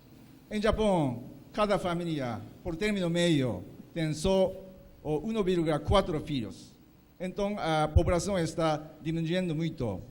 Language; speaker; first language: Portuguese; non-native, fluent; Japanese